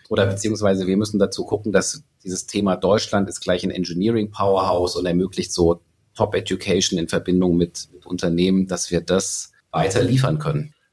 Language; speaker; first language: German; native; German